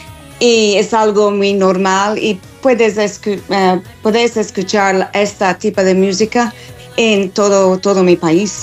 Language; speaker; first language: Spanish; non-native, fluent; English